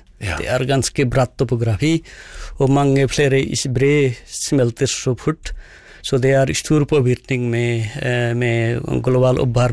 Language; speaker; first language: Norwegian; non-native, fluent; Nepali